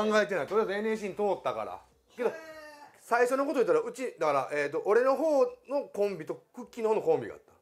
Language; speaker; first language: Japanese; native; Japanese